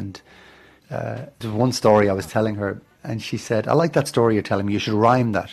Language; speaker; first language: English; native; English